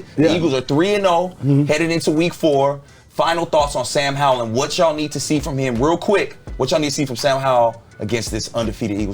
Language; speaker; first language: English; native; English